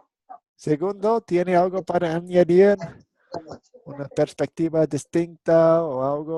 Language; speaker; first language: Spanish; non-native, fluent; English